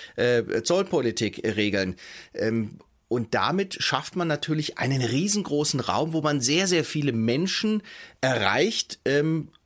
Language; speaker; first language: German; native; German